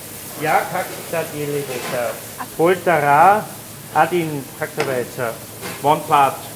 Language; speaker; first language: Russian; non-native, learner; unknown